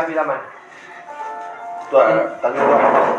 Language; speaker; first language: Filipino; non-native, local second language; Hiligaynon